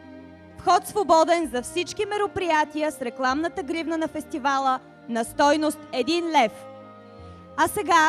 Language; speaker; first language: Bulgarian; native; Bulgarian